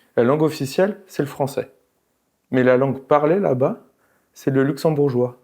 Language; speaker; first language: French; native; French